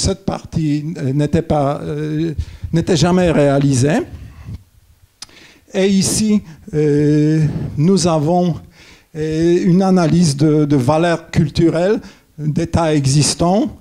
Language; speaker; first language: French; non-native, fluent; Polish